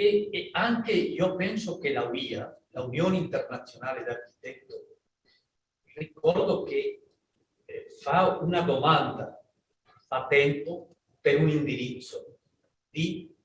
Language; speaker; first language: Italian; non-native, learner; Spanish